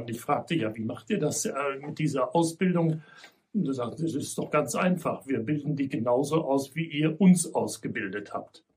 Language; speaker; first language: German; native; German